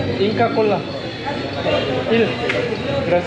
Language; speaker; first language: Spanish; non-native, learner; Korean